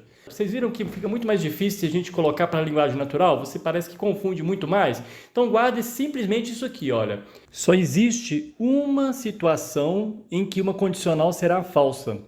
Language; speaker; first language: Portuguese; native; Portuguese